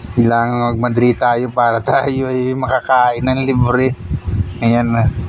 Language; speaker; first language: Filipino; native; Filipino